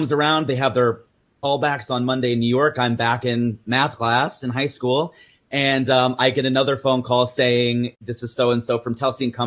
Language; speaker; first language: English; native; English